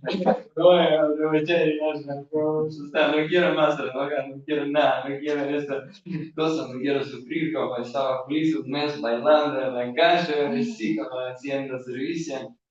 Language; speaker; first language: Spanish; non-native, learner; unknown